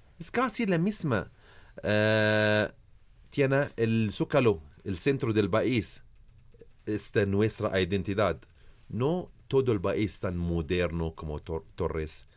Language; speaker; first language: Spanish; non-native, learner; Arabic